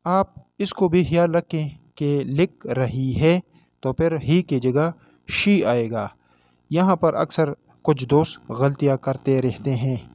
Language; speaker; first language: Urdu; non-native, local second language; Pashto